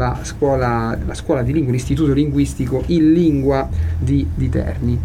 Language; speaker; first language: Italian; native; Italian